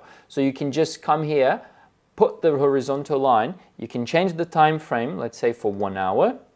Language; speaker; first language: English; non-native, fluent; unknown